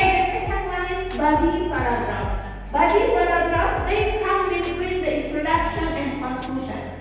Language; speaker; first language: English; non-native, fluent; Indonesian